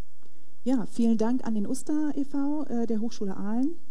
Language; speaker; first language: German; native; German